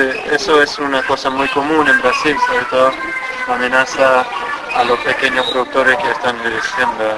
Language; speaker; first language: Spanish; non-native, fluent; English